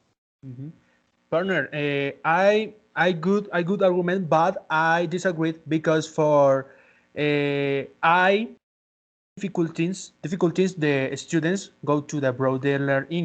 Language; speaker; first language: English; non-native, learner; Spanish